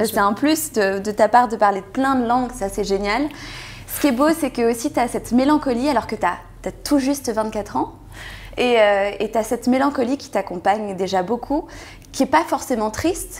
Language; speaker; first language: French; native; French